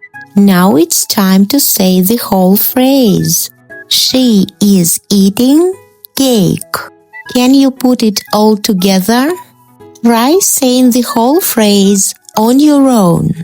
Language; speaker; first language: English; non-native, fluent; Russian